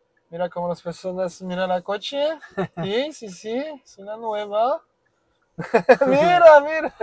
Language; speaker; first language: Spanish; non-native, learner; French